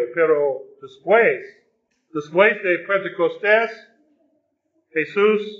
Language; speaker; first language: Spanish; non-native, fluent; English